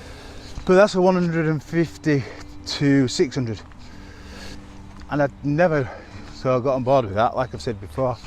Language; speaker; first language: English; native; English